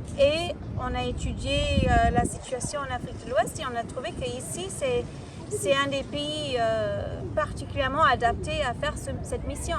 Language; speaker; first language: French; non-native, fluent; English